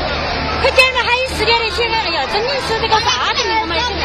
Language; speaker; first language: Chinese; native; Chinese